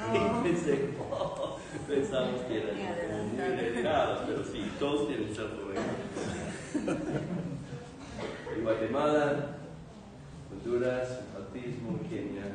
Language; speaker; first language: Spanish; non-native, fluent; English